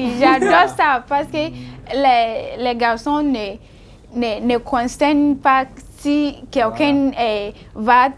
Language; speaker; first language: French; non-native, learner; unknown